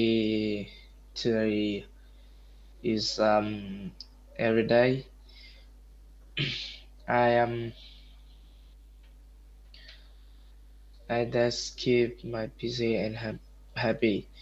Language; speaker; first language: English; non-native, learner; Vietnamese